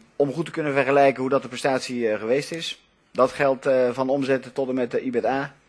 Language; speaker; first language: Dutch; native; Dutch